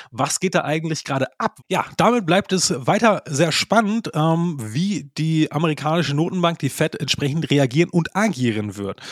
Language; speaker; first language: German; native; German